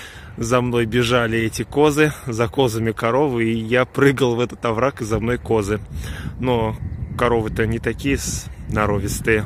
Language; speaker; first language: Russian; native; Russian